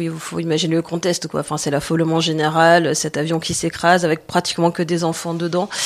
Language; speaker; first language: French; native; French